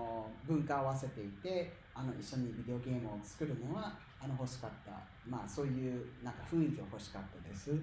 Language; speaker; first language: Japanese; non-native, fluent; English